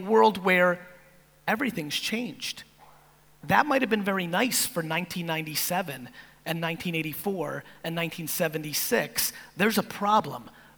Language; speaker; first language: English; native; English